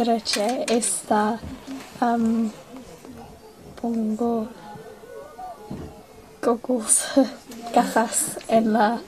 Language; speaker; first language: Spanish; non-native, learner; English